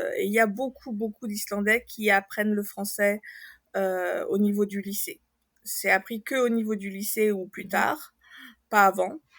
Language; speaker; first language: French; native; French